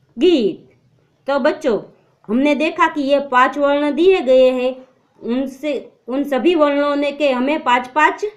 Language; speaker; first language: Hindi; non-native, local second language; Gujarati